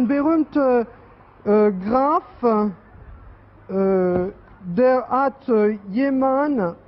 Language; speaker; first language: German; non-native, learner; French